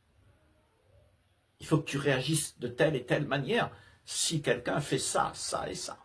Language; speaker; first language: French; native; French